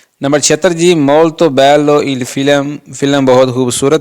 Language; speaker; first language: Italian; non-native, fluent; Urdu